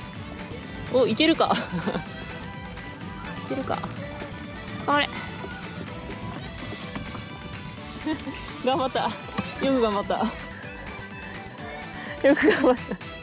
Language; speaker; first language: Japanese; native; Japanese